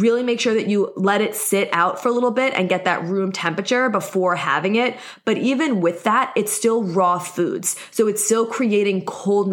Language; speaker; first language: English; native; English